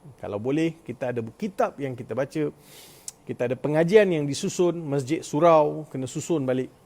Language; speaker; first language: Malay; non-native, local second language; Tamil